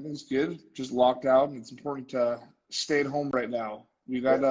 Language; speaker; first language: English; native; English